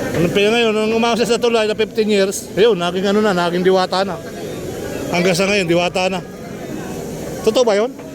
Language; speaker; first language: Filipino; native; Filipino